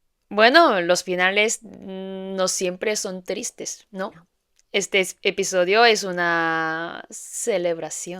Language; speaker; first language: Spanish; non-native, fluent; Korean